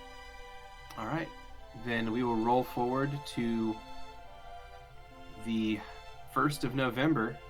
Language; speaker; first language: English; native; English